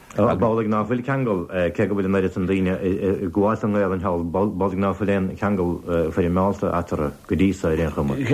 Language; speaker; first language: Irish; native; Irish